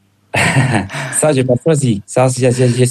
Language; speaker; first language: French; non-native, fluent; Spanish